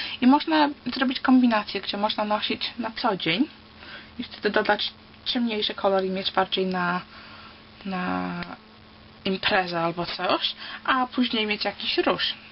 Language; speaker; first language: Polish; early bilingual, heritage; Polish